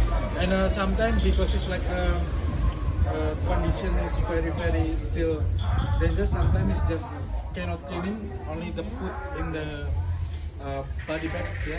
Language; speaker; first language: English; non-native, learner; Indonesian